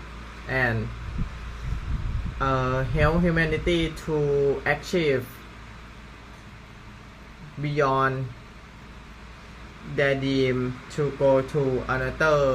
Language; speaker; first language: English; non-native, learner; Thai